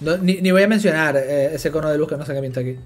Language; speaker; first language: Spanish; native; Spanish